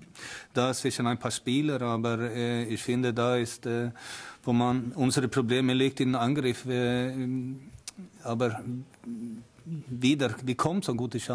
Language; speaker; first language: German; non-native, fluent; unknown